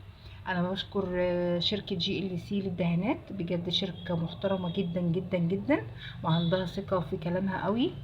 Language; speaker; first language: Arabic; native; Arabic